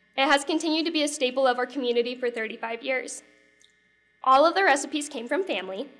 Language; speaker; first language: English; native; English